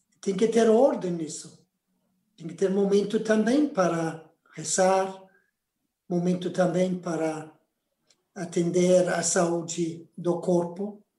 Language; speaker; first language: Portuguese; non-native, fluent; Spanish